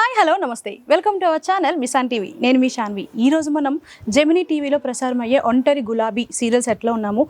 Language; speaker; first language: Telugu; native; Telugu